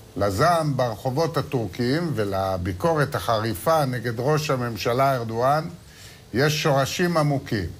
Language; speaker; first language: Hebrew; native; Hebrew